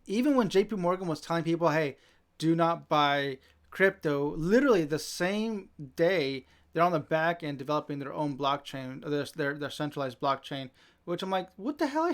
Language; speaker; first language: English; native; English